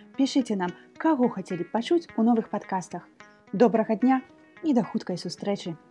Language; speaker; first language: Belarusian; native; Belarusian